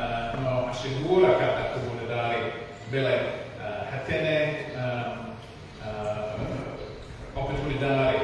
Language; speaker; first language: Portuguese; non-native, local second language; Tetum